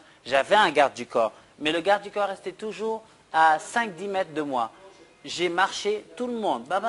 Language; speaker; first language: French; non-native, local second language; Wolof